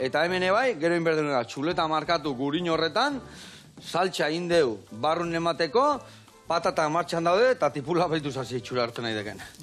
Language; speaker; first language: Basque; native; Basque